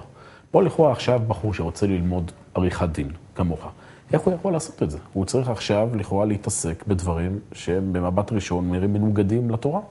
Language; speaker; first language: Hebrew; native; Hebrew